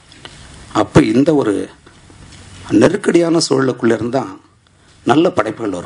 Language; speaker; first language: Tamil; native; Tamil